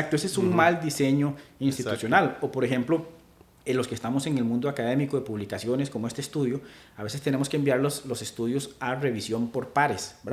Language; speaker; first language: Spanish; native; Spanish